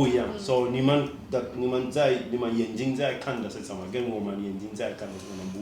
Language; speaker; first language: Chinese; non-native, fluent; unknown